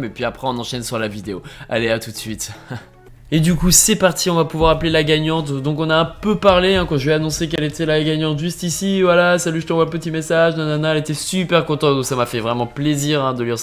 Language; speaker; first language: French; native; French